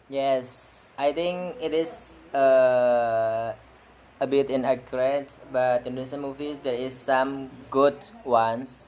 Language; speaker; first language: English; non-native, learner; Indonesian